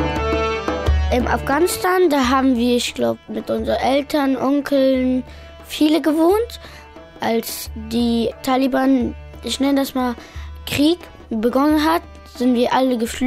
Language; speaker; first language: German; early bilingual, other home language; Pashto